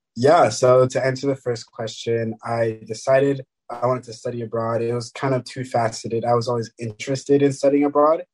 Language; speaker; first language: English; early bilingual, other home language; French